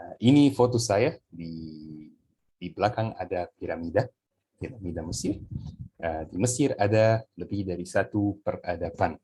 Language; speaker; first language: Indonesian; non-native, fluent; Arabic